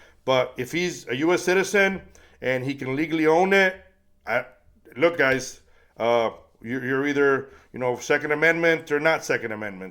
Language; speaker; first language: English; native; English